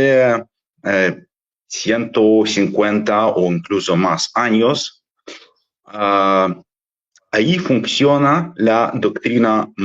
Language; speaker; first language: Spanish; non-native, fluent; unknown